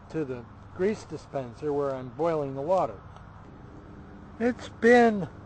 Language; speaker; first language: English; native; English